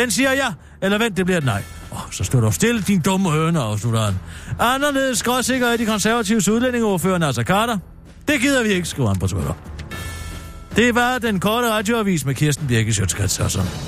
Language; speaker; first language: Danish; native; Danish